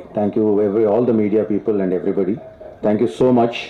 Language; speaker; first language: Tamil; non-native, learner; Telugu